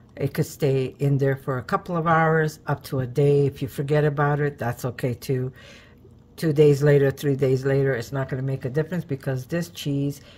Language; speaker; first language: English; native; English